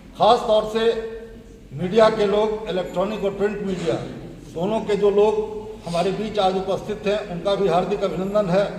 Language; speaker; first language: Hindi; native; Hindi